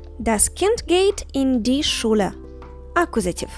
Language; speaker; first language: German; non-native, fluent; Ukrainian